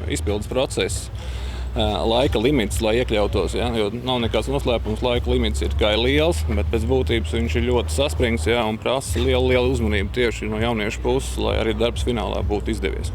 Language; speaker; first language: Latvian; native; Latvian